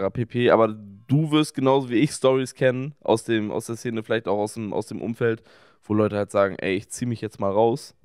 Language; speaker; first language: German; native; German